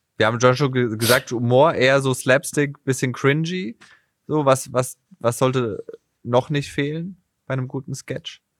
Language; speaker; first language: German; native; German